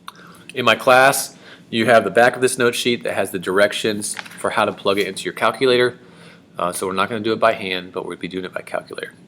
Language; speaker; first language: English; native; English